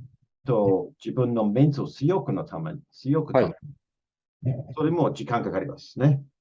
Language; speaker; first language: Japanese; non-native, fluent; English